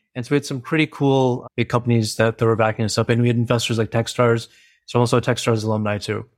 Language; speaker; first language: English; early bilingual, other home language; Hindi